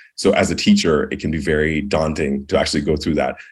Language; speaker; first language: English; early bilingual, other home language; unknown